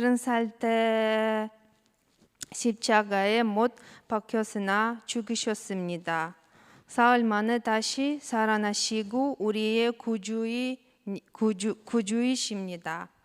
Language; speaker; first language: Korean; non-native, learner; Russian